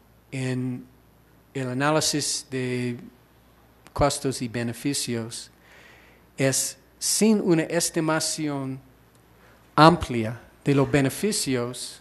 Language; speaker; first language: Spanish; non-native, fluent; English